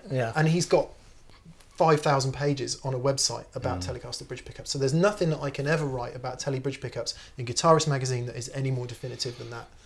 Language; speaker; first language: English; native; English